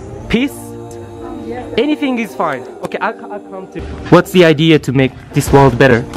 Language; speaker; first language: English; non-native, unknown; Japanese